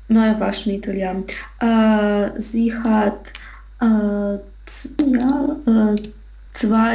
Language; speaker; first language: German; non-native, learner; Russian